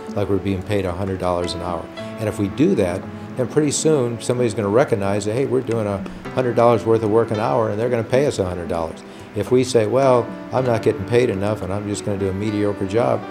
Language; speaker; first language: English; native; English